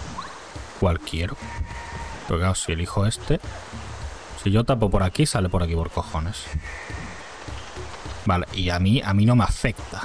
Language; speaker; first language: Spanish; native; Spanish